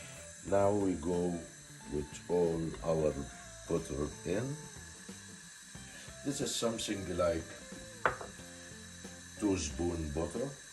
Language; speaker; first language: English; non-native, learner; Arabic